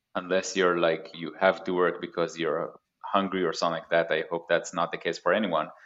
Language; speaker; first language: English; non-native, fluent; Hebrew